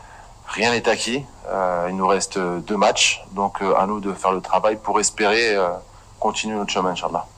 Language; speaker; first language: French; native; French